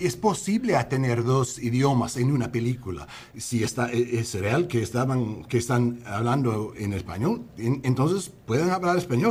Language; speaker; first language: Spanish; non-native, learner; English